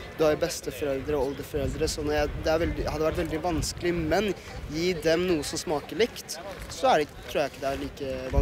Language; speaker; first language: Norwegian; native; Norwegian